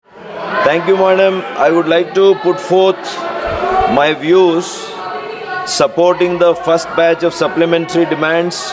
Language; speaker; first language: English; non-native, local second language; Kannada